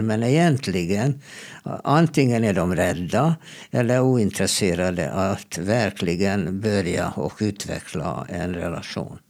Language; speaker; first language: Swedish; non-native, fluent; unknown